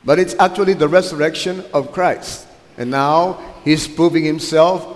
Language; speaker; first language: English; non-native, local second language; Filipino